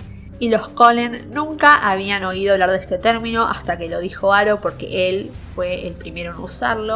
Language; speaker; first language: Spanish; native; Spanish